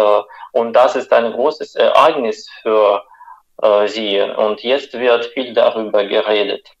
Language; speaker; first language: German; non-native, fluent; Russian